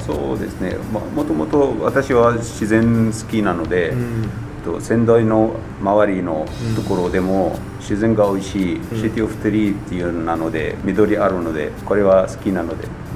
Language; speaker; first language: Japanese; non-native, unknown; Arabic